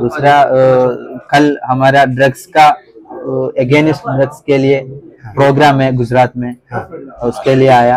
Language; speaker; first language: Hindi; non-native, local second language; Malayalam